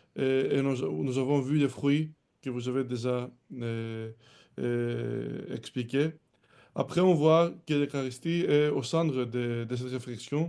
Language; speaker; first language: French; non-native, fluent; Greek